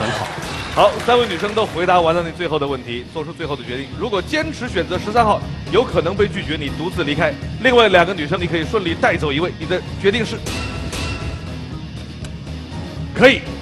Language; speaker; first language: Chinese; native; Chinese